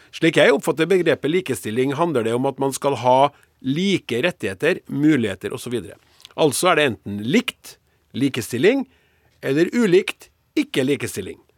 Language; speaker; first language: Norwegian; native; Norwegian